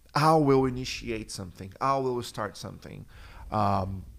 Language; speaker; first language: English; non-native, fluent; Portuguese